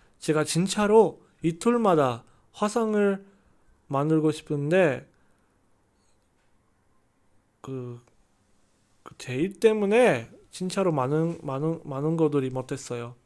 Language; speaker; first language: Korean; non-native, learner; Chinese